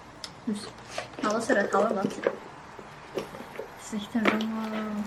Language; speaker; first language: Dutch; non-native, local second language; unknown